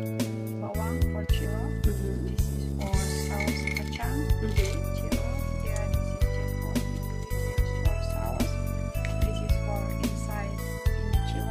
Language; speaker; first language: English; non-native, learner; Indonesian